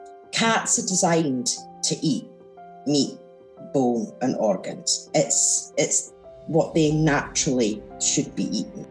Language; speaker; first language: English; native; English